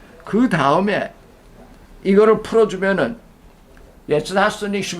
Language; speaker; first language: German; non-native, fluent; Korean